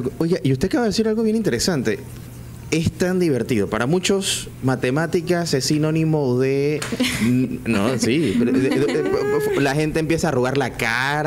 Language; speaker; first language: Spanish; native; Spanish